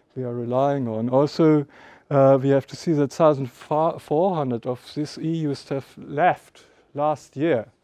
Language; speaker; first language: English; non-native, fluent; German